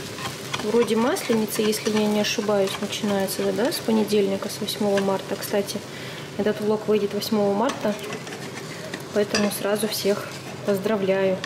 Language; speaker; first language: Russian; native; Russian